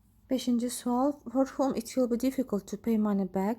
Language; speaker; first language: English; non-native, fluent; Azerbaijani